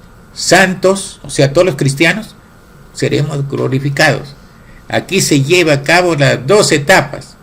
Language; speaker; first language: Spanish; native; Spanish